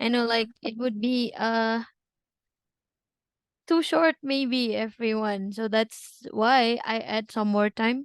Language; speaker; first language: English; non-native, fluent; Indonesian